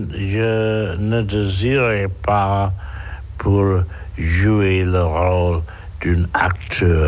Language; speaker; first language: French; non-native, learner; English